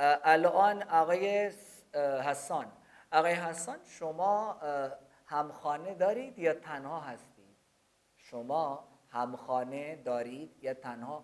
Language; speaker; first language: Persian; non-native, fluent; Urdu